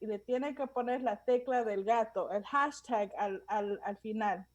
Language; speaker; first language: Spanish; early bilingual, other home language; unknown